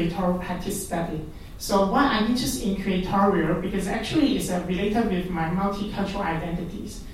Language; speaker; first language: English; non-native, local second language; Cantonese